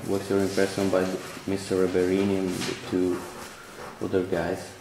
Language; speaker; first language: English; non-native, fluent; Italian